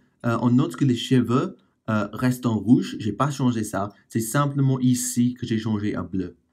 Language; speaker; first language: French; non-native, fluent; English